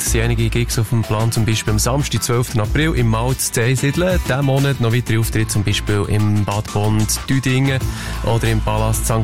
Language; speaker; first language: German; native; German